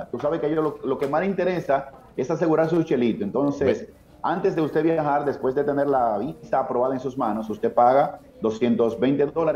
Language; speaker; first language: Spanish; native; Spanish